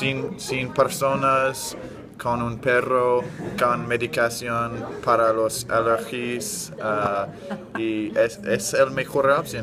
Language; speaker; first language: Spanish; non-native, learner; English